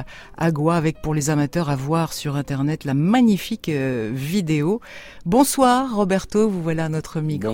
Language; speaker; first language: French; native; French